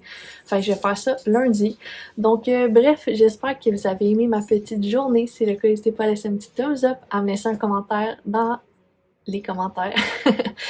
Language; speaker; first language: French; native; French